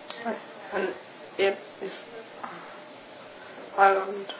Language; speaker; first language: French; non-native, learner; English